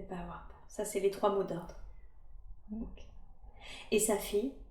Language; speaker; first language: French; native; French